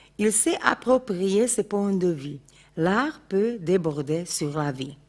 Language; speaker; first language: French; non-native, fluent; Slovak